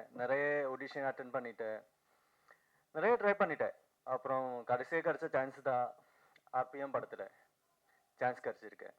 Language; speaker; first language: Tamil; non-native, fluent; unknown